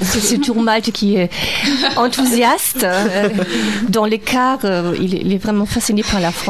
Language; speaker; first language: French; non-native, fluent; German